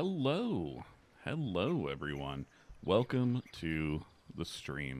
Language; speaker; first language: English; native; English